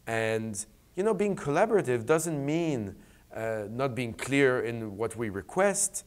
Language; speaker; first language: English; native; English